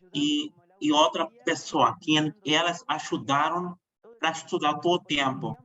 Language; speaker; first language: Portuguese; non-native, fluent; Spanish